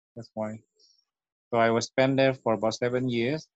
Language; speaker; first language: English; non-native, fluent; Indonesian